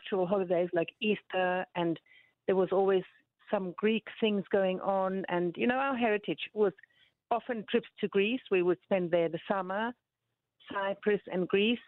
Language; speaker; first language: English; native; English